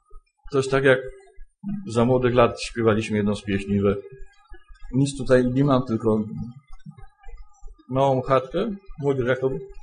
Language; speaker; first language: Polish; native; Polish